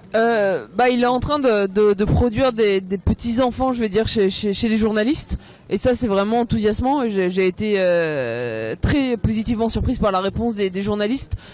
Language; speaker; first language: French; native; French